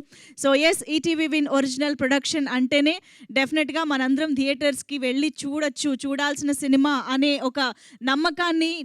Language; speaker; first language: Telugu; native; Telugu